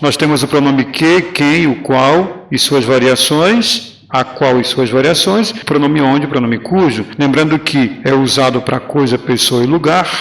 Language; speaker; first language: Portuguese; native; Portuguese